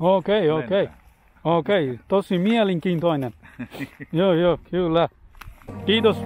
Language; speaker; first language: Finnish; non-native, learner; Spanish